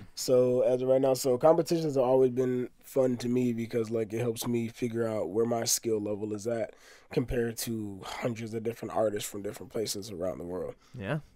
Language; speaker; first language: English; native; English